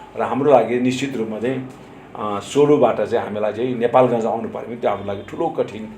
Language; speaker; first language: Nepali; non-native, local second language; Sherpa